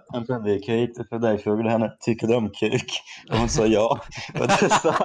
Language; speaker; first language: Swedish; non-native, fluent; German